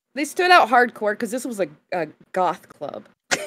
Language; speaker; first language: English; native; English